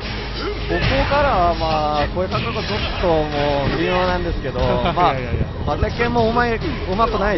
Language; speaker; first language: Japanese; non-native, fluent; Korean